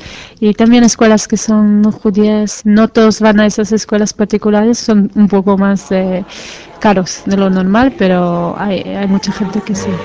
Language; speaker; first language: Spanish; non-native, fluent; Hebrew